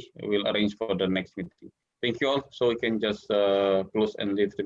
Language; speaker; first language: English; non-native, learner; Indonesian